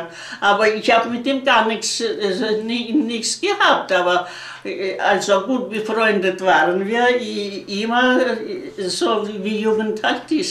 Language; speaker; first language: German; early bilingual, heritage; German